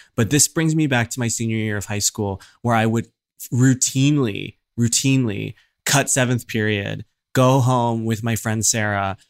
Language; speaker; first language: English; native; English